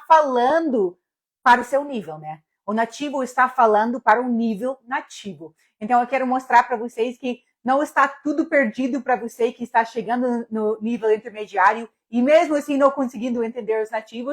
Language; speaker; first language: Portuguese; non-native, fluent; English